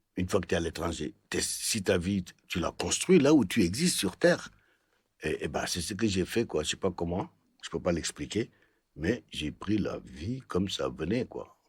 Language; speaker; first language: French; non-native, local second language; Wolof